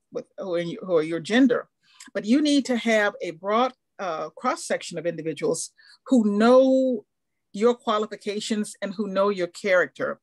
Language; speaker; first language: English; native; English